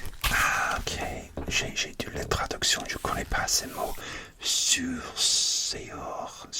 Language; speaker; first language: French; non-native, learner; English